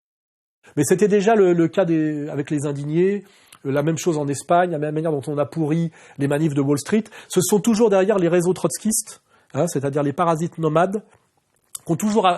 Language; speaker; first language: French; native; French